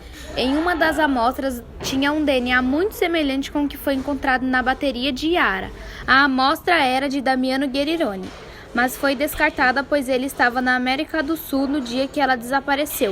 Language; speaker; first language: Portuguese; native; Portuguese